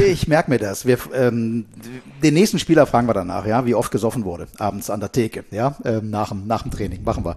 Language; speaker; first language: German; native; German